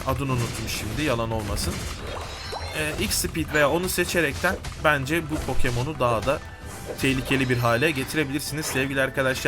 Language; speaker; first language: Turkish; native; Turkish